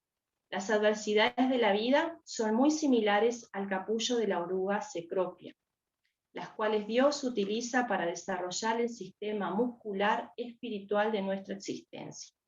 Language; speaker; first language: Spanish; native; Spanish